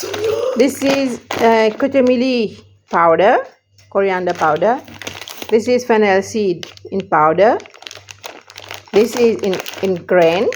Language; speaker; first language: English; non-native, local second language; Morisyen